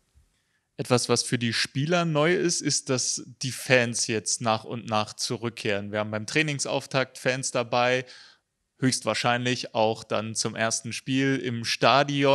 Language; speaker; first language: German; native; German